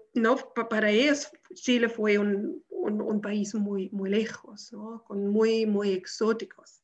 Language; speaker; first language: Spanish; non-native, fluent; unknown